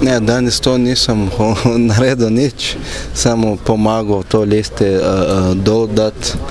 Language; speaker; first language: Slovenian; non-native, learner; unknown